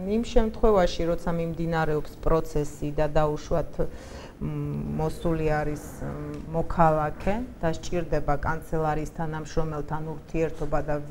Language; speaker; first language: Georgian; non-native, local second language; Azerbaijani